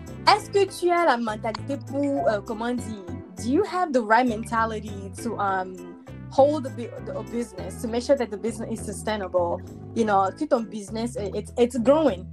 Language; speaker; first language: English; early bilingual, other home language; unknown